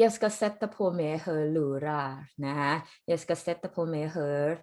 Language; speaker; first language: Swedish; non-native, fluent; Thai